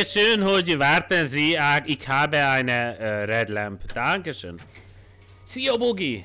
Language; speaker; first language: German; non-native, learner; Hungarian